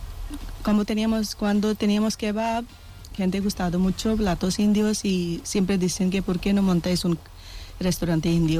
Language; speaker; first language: Spanish; non-native, learner; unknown